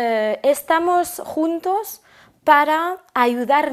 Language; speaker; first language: Spanish; non-native, fluent; French